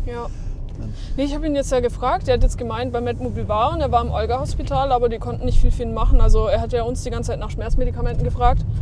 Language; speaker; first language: German; native; German